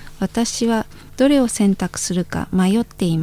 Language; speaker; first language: Japanese; non-native, fluent; Indonesian